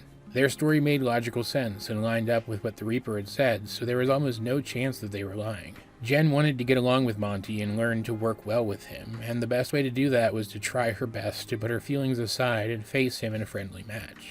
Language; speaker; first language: English; native; English